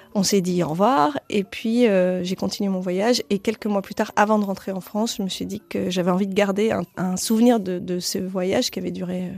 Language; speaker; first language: French; native; French